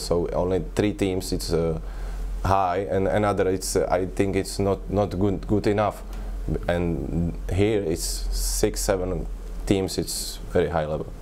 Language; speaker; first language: English; non-native, learner; Czech